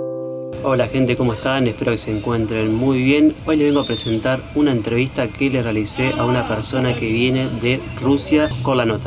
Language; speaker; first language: Spanish; native; Spanish